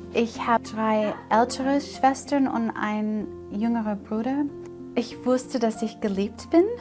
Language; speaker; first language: German; non-native, fluent; English